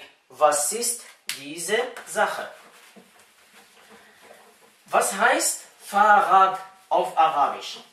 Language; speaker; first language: German; non-native, fluent; Arabic